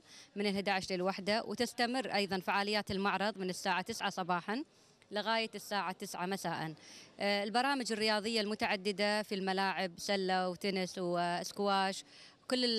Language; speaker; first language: Arabic; native; Arabic